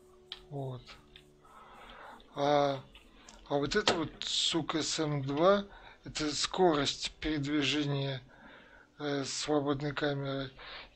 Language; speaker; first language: Russian; native; Russian